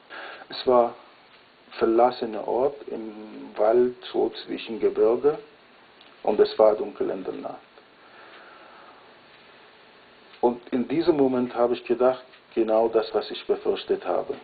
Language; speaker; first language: German; non-native, fluent; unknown